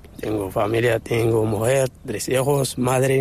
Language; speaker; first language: Spanish; non-native, learner; Arabic